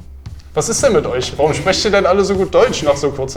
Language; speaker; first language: German; native; German